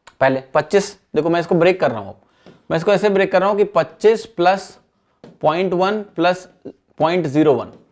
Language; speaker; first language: Hindi; native; Hindi